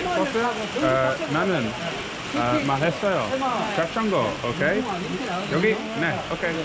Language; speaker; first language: Korean; non-native, learner; English